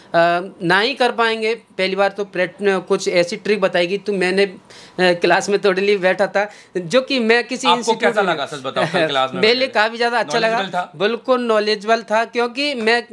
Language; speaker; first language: Hindi; native; Hindi